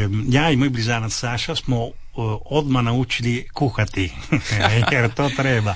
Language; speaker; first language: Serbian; non-native, local second language; Italian